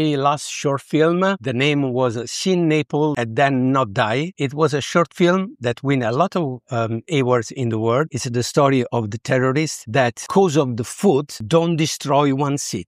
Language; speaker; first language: English; non-native, learner; Italian